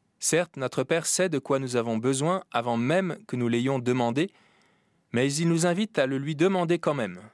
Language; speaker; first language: French; native; French